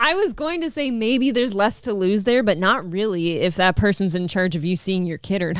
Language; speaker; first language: English; native; English